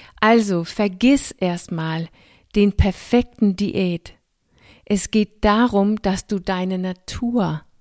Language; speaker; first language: German; non-native, fluent; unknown